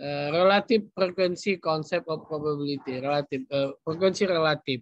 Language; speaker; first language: English; non-native, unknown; Indonesian